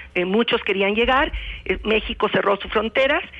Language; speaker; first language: Spanish; native; Spanish